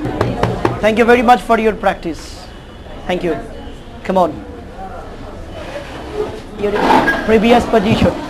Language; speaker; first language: English; non-native, fluent; Bangla